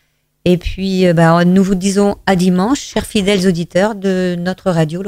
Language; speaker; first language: French; native; French